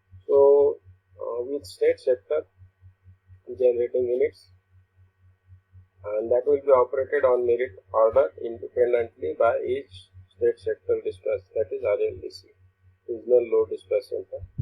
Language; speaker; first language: English; non-native, local second language; Marathi